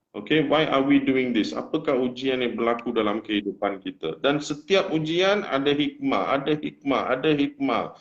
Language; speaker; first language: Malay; non-native, local second language; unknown